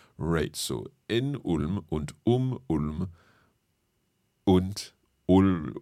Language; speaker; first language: German; non-native, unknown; English